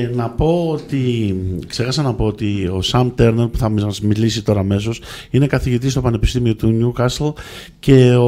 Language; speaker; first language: Greek; native; Greek